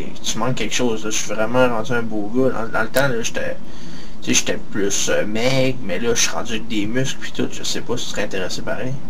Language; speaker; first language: French; native; French